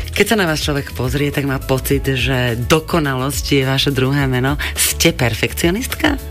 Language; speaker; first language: Slovak; native; Slovak